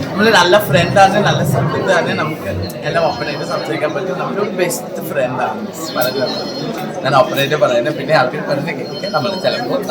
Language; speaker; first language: Malayalam; non-native, learner; Assamese